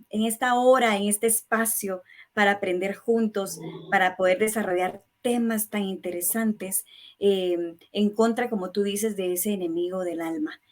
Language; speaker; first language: Spanish; native; Spanish